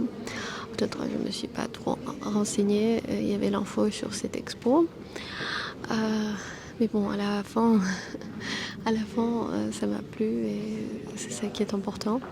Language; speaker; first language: French; non-native, fluent; Armenian